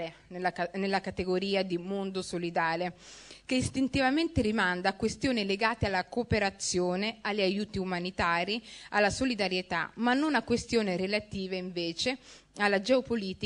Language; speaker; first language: Italian; early bilingual, other home language; Somali